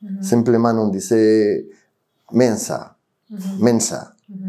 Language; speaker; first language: French; non-native, fluent; Spanish